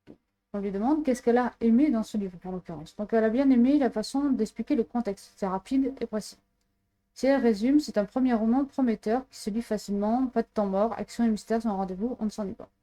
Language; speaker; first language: French; native; French